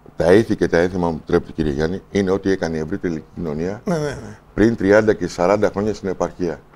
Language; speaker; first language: Greek; native; Greek